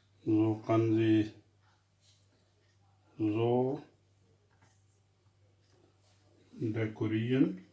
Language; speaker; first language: German; non-native, fluent; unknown